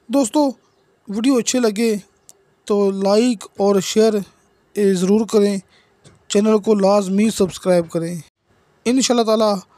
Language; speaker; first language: Urdu; non-native, local second language; Punjabi